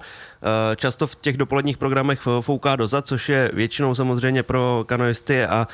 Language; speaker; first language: Czech; native; Czech